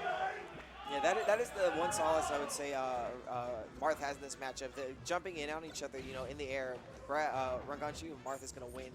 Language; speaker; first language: English; native; English